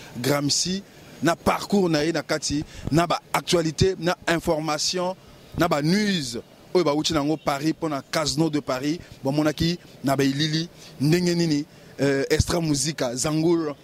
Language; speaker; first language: Lingala; native; Lingala